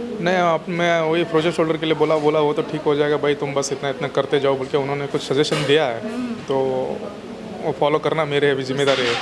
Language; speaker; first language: Hindi; non-native, local second language; Kannada